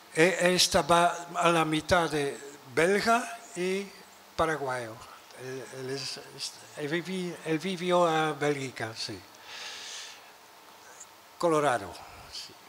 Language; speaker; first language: Spanish; non-native, learner; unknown